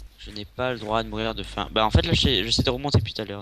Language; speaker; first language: French; native; French